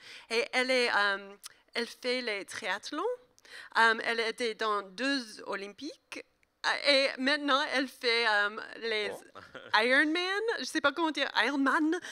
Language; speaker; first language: French; non-native, learner; English